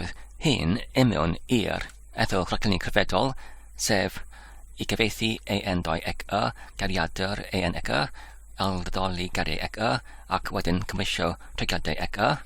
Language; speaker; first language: Welsh; non-native, learner; English